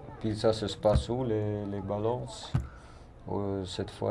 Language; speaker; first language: French; non-native, learner; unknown